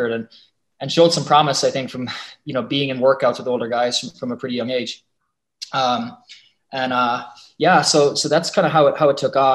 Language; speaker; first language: English; native; English